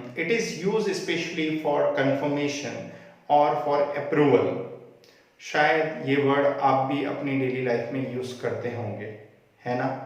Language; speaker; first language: Hindi; native; Hindi